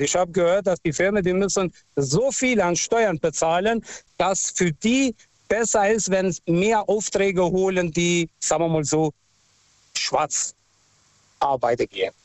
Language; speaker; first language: German; non-native, fluent; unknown